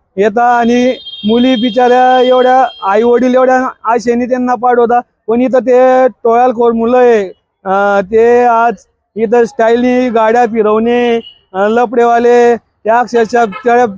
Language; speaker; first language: Marathi; native; Marathi